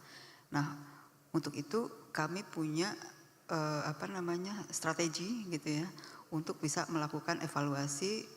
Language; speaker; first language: Indonesian; native; Indonesian